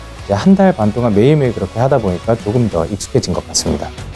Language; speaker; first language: Korean; native; Korean